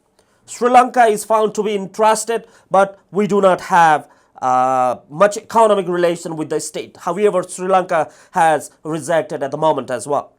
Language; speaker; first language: English; non-native, fluent; Nepali